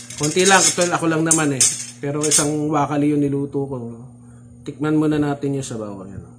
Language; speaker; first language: Filipino; native; Filipino